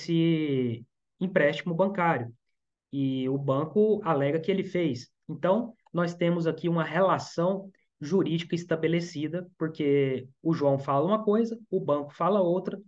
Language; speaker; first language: Portuguese; native; Portuguese